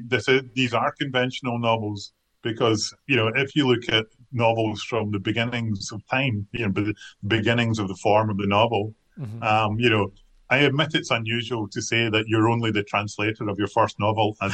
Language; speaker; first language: English; native; English